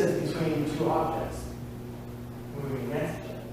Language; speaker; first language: English; native; English